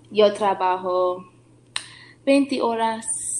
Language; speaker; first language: Spanish; non-native, learner; English